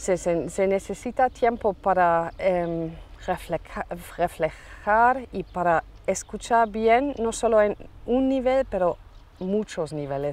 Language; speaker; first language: Spanish; non-native, fluent; German